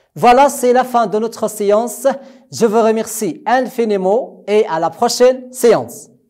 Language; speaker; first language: French; non-native, local second language; Arabic